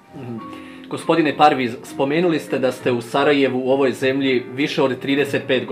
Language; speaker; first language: Croatian; native; Croatian